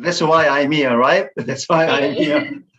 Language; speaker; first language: English; non-native, fluent; Korean